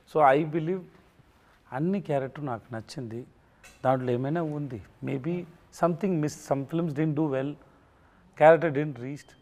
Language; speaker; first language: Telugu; non-native, learner; Tamil